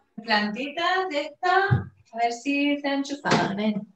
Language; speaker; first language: Spanish; non-native, fluent; English